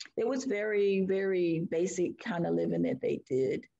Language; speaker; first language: English; native; English